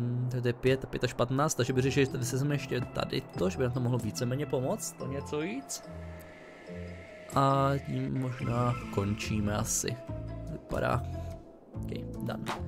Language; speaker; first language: Czech; native; Czech